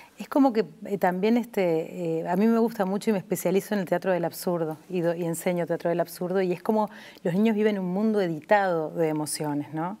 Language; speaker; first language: Spanish; native; Spanish